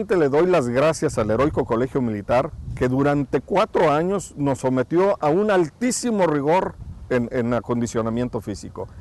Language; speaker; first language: Spanish; native; Spanish